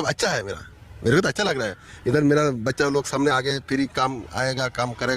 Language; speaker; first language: Hindi; non-native, local second language; Bangla